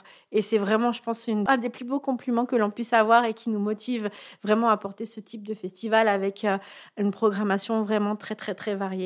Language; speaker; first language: French; native; French